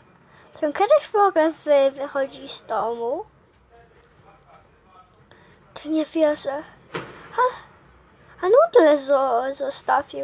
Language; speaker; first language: Polish; early bilingual, heritage; Polish